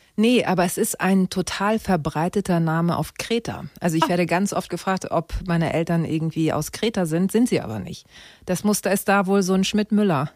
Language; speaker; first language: German; native; German